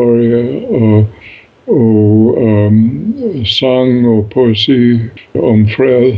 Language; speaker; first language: Danish; non-native, fluent; English